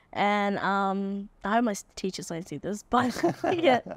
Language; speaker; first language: English; native; English